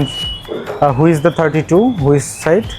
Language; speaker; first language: English; non-native, learner; Bangla